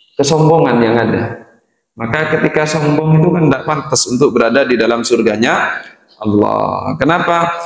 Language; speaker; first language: Indonesian; non-native, local second language; Madurese